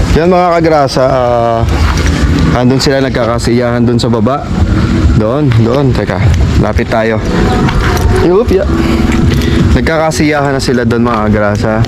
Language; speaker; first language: Filipino; native; Filipino